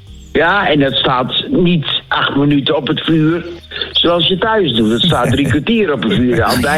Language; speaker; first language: Dutch; native; Dutch